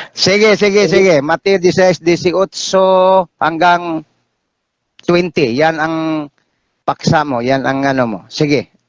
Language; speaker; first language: Filipino; non-native, local second language; Cebuano